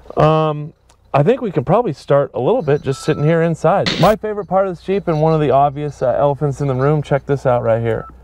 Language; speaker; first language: English; native; English